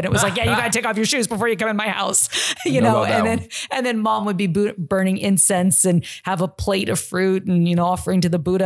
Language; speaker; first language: English; native; English